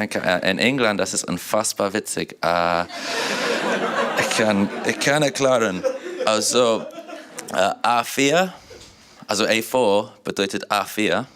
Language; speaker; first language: German; non-native, learner; English